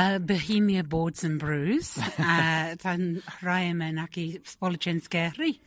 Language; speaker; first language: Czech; non-native, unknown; English